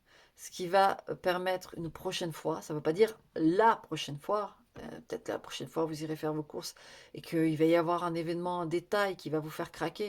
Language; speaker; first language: French; native; French